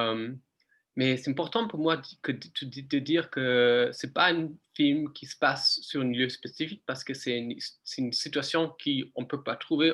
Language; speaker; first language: French; non-native, fluent; English